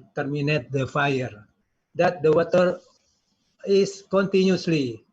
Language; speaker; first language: English; non-native, learner; Indonesian